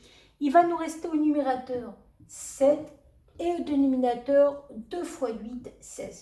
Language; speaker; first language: French; native; French